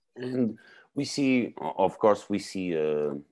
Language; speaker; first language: English; non-native, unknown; Portuguese